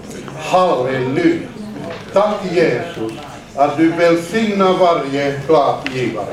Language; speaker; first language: Swedish; non-native, fluent; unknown